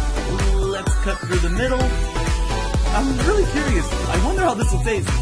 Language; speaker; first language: English; native; English